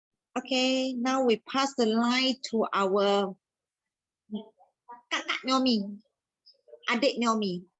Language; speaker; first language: English; non-native, local second language; Malay